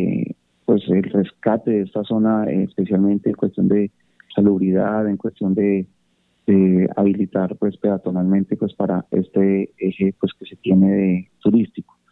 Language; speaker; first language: Spanish; native; Spanish